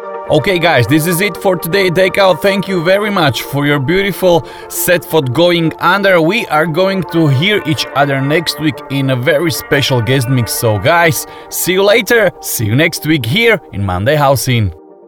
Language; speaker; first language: English; non-native, fluent; Slovak